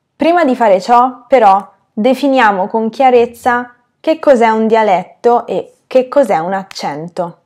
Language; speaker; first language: Italian; native; Italian